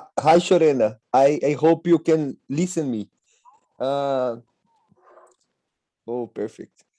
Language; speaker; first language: English; non-native, fluent; Portuguese